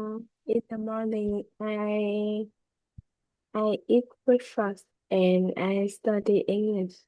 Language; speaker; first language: English; non-native, learner; Vietnamese